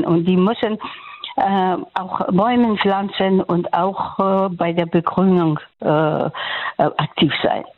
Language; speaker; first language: German; non-native, learner; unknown